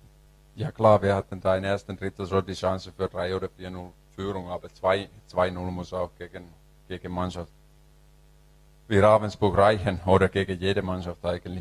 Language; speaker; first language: German; non-native, fluent; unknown